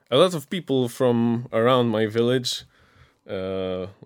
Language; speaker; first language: English; non-native, fluent; Polish